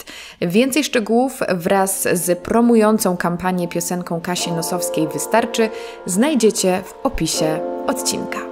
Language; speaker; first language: Polish; native; Polish